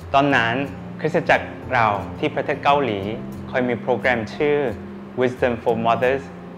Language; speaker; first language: Thai; non-native, fluent; Korean